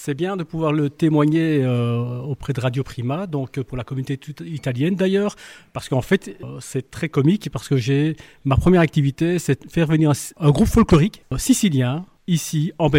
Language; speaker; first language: French; early bilingual, other home language; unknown